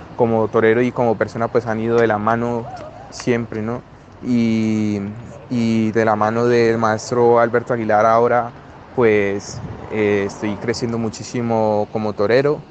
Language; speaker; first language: Spanish; native; Spanish